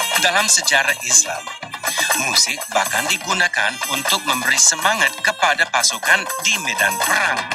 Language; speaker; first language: Indonesian; non-native, fluent; English